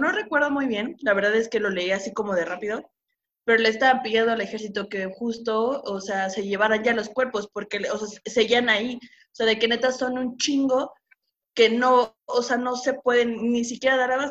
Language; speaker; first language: Spanish; native; Spanish